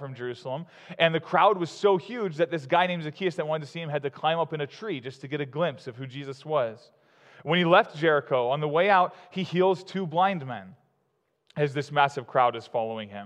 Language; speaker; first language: English; native; English